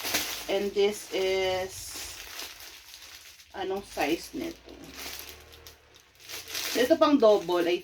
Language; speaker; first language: Filipino; native; Filipino